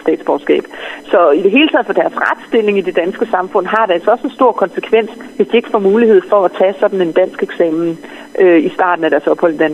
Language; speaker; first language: Danish; native; Danish